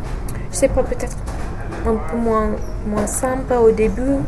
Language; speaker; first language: French; non-native, fluent; English